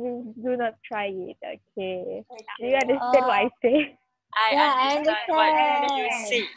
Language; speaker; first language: English; non-native, learner; Malay